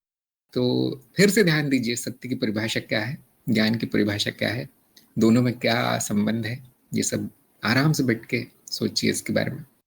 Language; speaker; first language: Hindi; native; Hindi